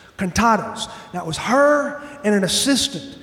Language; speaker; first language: English; native; English